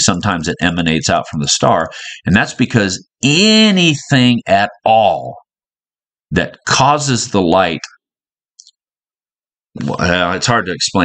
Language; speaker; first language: English; native; English